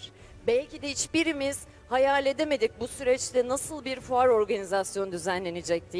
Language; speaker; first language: Turkish; native; Turkish